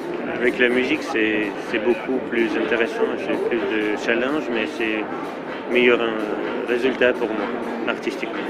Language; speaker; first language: French; non-native, fluent; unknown